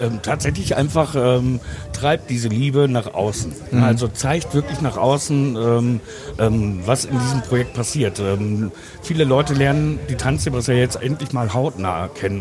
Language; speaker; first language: German; native; German